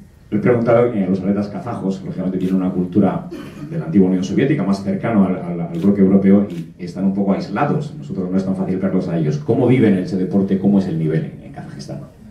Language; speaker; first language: Spanish; native; Spanish